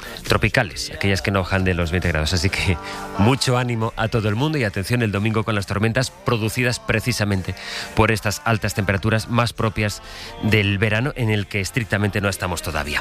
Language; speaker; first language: Spanish; native; Spanish